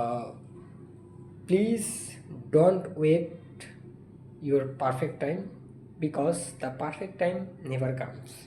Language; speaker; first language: English; non-native, learner; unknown